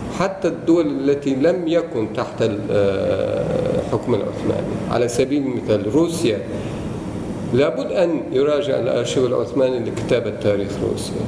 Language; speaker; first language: Arabic; non-native, fluent; Turkish